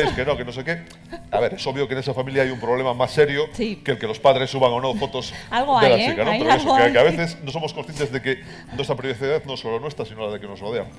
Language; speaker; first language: Spanish; native; Spanish